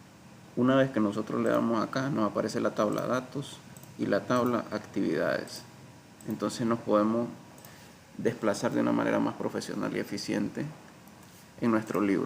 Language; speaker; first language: Spanish; native; Spanish